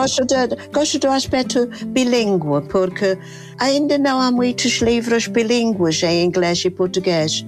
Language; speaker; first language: Portuguese; non-native, fluent; English